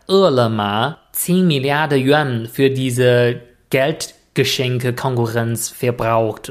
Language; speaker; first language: German; non-native, fluent; Chinese